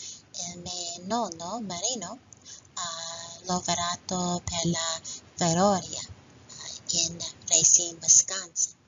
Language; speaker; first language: Italian; non-native, learner; English